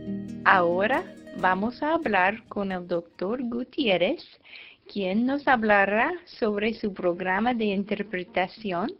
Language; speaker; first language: Spanish; non-native, fluent; English